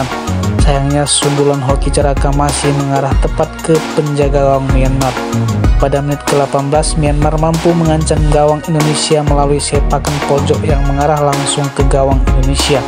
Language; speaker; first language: Indonesian; native; Indonesian